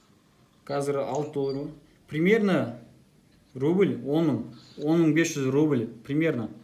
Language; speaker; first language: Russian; non-native, local second language; Kazakh